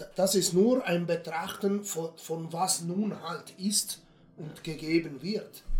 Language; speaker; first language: German; native; German